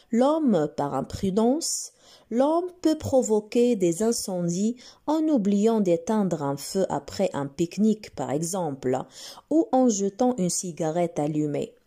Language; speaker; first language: French; non-native, local second language; Arabic